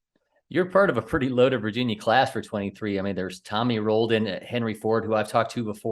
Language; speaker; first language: English; native; English